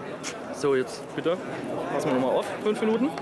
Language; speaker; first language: German; native; German